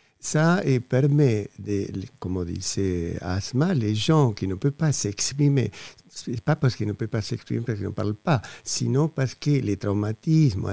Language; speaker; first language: French; non-native, fluent; Spanish